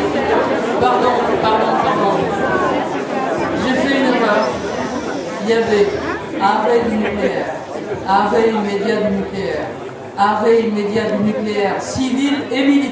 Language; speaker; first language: French; native; French